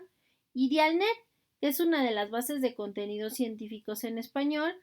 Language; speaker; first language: Spanish; native; Spanish